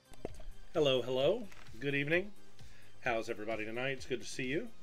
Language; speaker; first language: English; native; English